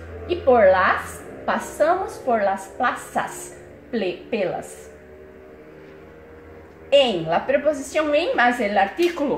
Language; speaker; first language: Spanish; non-native, fluent; Portuguese